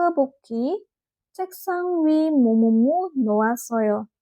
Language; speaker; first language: Korean; non-native, fluent; Indonesian